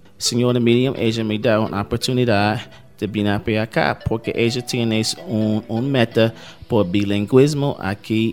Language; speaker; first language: Spanish; non-native, learner; English